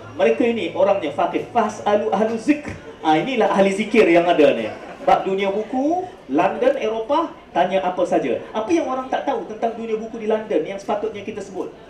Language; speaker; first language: Malay; native; Malay